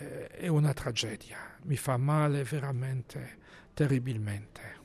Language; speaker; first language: Italian; non-native, fluent; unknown